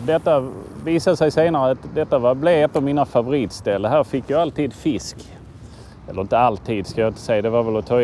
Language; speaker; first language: Swedish; native; Swedish